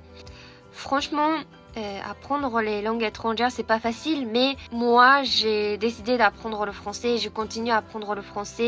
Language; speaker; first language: French; non-native, fluent; Japanese